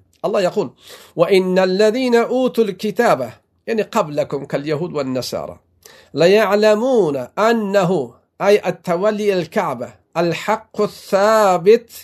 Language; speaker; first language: Arabic; non-native, fluent; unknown